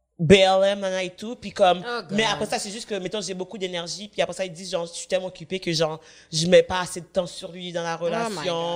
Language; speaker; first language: French; native; French